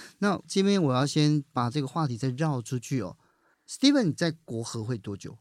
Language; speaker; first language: Chinese; native; Chinese